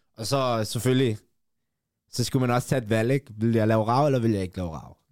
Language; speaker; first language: Danish; early bilingual, other home language; Kurdish